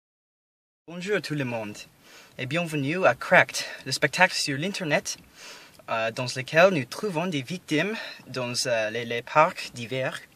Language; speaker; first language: French; non-native, learner; English